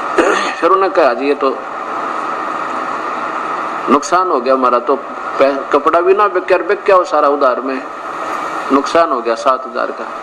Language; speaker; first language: Hindi; non-native, local second language; Haryanvi